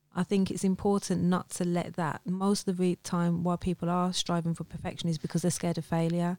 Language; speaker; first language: English; native; English